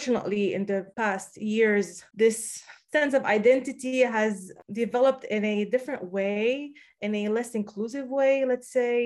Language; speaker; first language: English; native; English